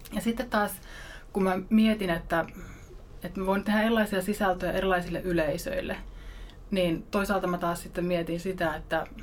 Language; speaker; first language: Finnish; native; Finnish